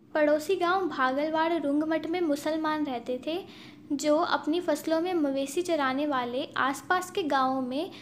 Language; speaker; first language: Hindi; native; Hindi